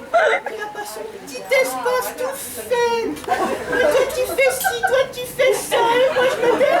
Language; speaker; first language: French; native; French